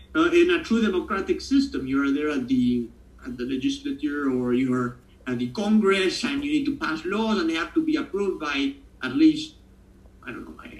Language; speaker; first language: English; non-native, fluent; Italian